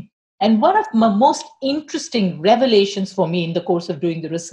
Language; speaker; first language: English; non-native, local second language; Tamil